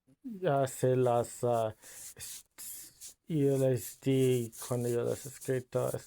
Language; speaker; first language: Spanish; non-native, learner; English